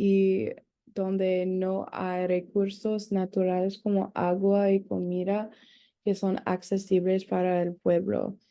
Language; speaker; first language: Spanish; non-native, learner; English